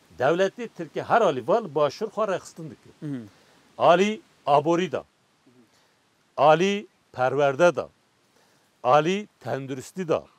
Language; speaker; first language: Kurdish; non-native, local second language; Turkish